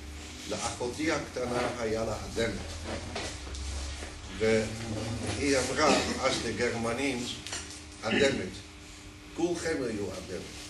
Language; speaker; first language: Hebrew; non-native, fluent; Dutch